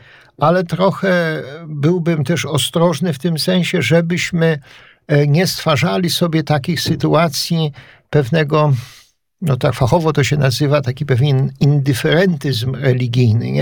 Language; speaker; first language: Polish; native; Polish